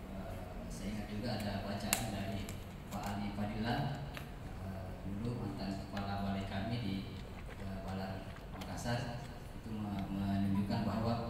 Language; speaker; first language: Indonesian; native; Indonesian